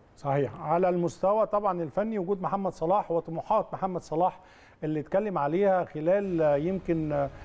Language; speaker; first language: Arabic; native; Arabic